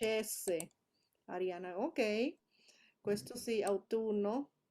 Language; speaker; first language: Italian; non-native, fluent; Spanish